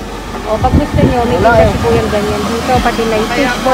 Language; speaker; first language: Filipino; native; Filipino